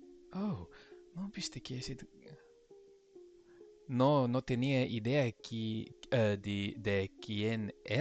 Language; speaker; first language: Spanish; non-native, learner; English